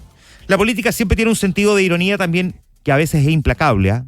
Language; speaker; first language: Spanish; native; Spanish